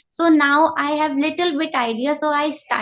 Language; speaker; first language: English; non-native, learner; Hindi